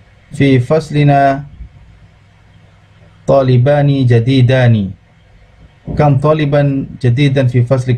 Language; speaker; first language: Arabic; non-native, fluent; Indonesian